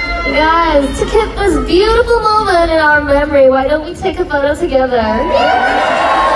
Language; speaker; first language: English; non-native, fluent; Korean